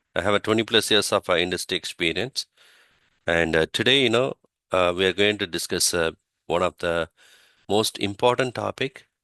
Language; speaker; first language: English; non-native, local second language; Tamil